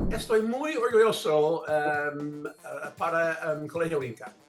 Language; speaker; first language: Spanish; non-native, learner; English